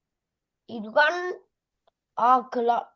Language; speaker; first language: English; non-native, learner; Vietnamese